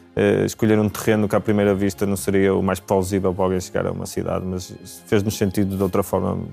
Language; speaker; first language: Portuguese; native; Portuguese